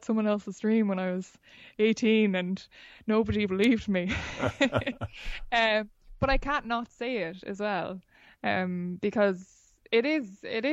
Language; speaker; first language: English; native; English